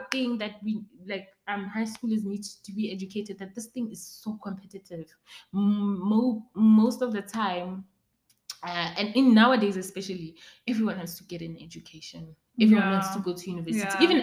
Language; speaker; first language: English; non-native, local second language; Northern Sotho